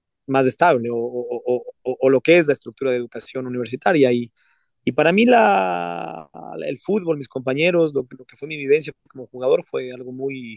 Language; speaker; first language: Spanish; native; Spanish